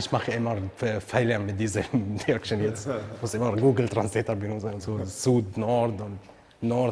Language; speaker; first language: German; non-native, learner; Arabic